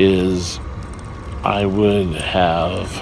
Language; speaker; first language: English; native; English